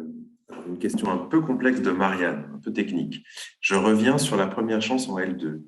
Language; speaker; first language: French; native; French